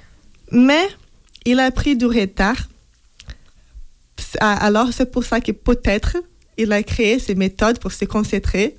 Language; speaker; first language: French; non-native, fluent; Portuguese